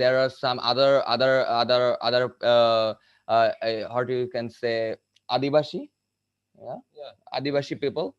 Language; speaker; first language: English; non-native, local second language; Bangla